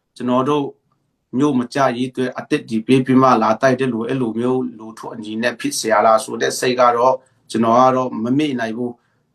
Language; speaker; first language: Burmese; non-native, local second language; Tedim Chin